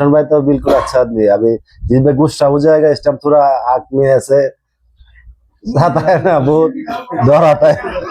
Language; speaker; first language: Hindi; non-native, learner; Bangla